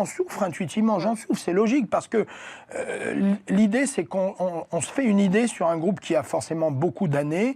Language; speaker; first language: French; native; French